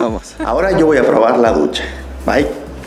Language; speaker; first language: Spanish; native; Spanish